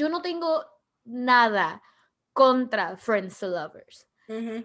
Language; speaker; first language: Spanish; early bilingual, heritage; Spanish